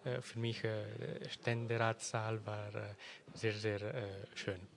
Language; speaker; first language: German; non-native, local second language; Italian